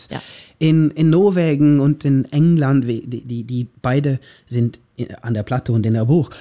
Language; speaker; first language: German; non-native, learner; Norwegian